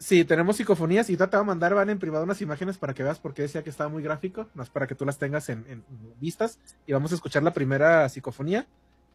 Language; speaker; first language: Spanish; native; Spanish